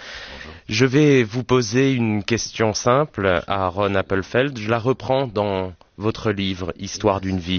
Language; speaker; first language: French; native; French